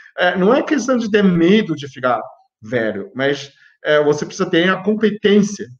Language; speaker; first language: Portuguese; non-native, fluent; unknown